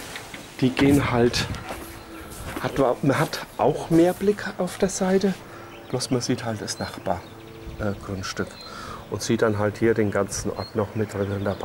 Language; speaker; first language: German; native; German